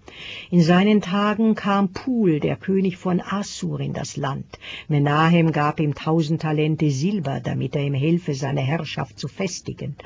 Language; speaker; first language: German; native; German